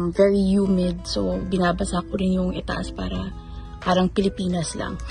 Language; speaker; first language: Filipino; non-native, local second language; Hiligaynon